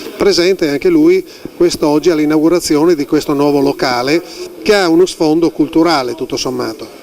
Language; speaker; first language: Italian; native; Italian